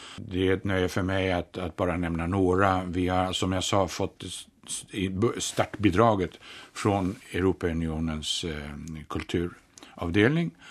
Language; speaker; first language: Swedish; native; Swedish